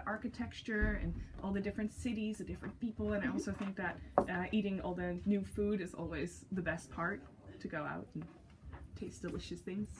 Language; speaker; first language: English; non-native, fluent; Dutch